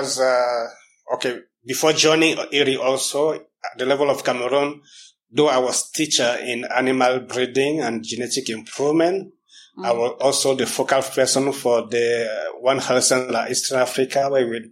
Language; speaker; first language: English; non-native, local second language; French